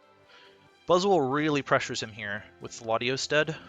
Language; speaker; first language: English; native; English